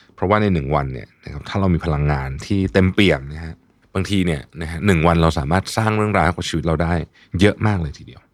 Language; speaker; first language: Thai; native; Thai